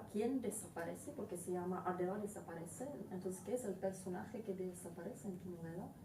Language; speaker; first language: Spanish; non-native, fluent; Czech